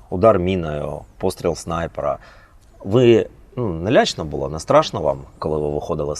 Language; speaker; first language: Ukrainian; native; Ukrainian